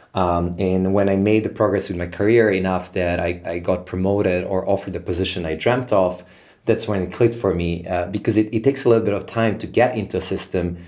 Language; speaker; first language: English; non-native, fluent; Serbian